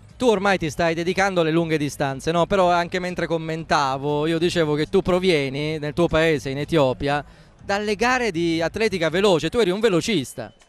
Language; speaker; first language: Italian; native; Italian